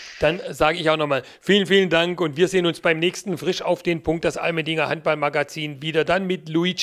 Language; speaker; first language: German; native; German